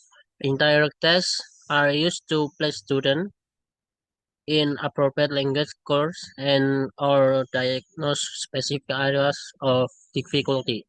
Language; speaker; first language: English; non-native, learner; Indonesian